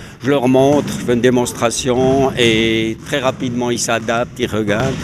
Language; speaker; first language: French; native; French